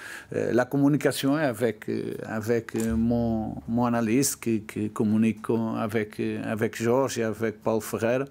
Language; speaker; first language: French; non-native, learner; Portuguese